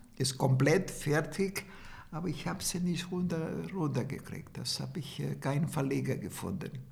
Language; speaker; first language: German; non-native, fluent; Italian